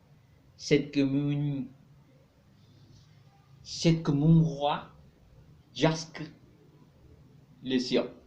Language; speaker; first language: French; non-native, learner; Spanish